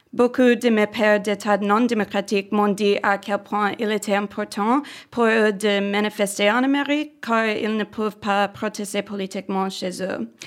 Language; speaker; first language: French; non-native, fluent; English